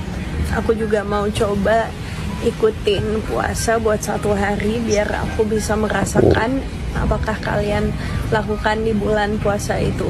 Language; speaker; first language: Indonesian; non-native, fluent; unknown